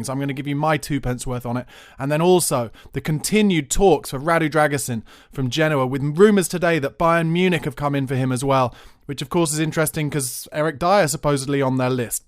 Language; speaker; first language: English; native; English